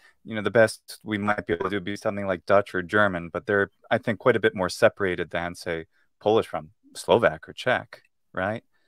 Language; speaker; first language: English; native; English